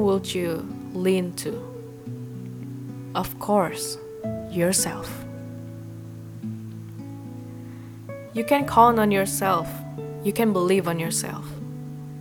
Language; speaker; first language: English; non-native, fluent; Indonesian